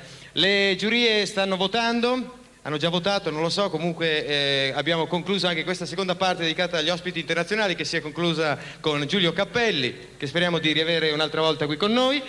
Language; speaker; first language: Italian; native; Italian